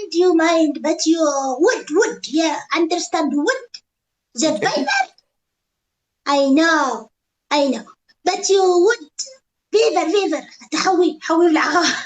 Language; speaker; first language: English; non-native, learner; Tigrinya